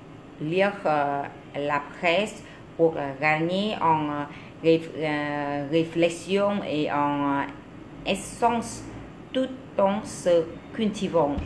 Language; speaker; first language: French; non-native, learner; Vietnamese